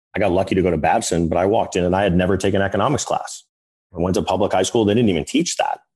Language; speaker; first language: English; native; English